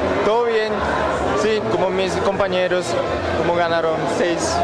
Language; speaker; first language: Spanish; non-native, learner; Japanese